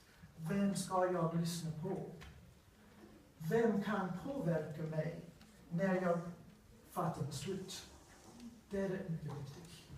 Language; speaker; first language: Swedish; non-native, learner; English